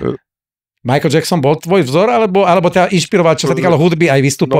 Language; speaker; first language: Slovak; native; Slovak